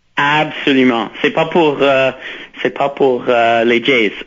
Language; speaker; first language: French; non-native, local second language; English